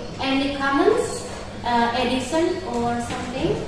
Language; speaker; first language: English; non-native, fluent; Indonesian